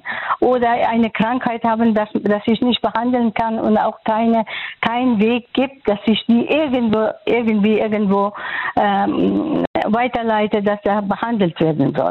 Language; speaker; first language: German; non-native, fluent; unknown